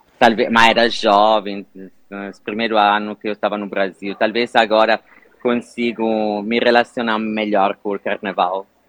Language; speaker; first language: Portuguese; non-native, fluent; Italian